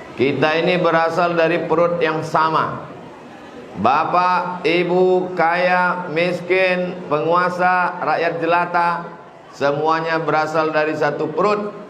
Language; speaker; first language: Indonesian; native; Indonesian